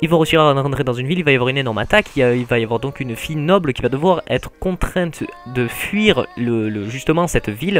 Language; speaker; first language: French; native; French